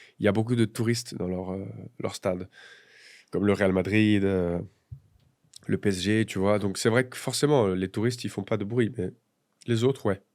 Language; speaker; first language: French; native; French